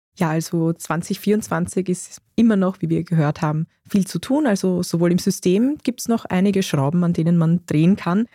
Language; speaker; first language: German; native; German